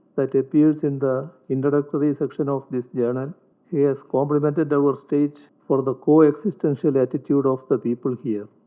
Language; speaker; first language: English; non-native, local second language; Malayalam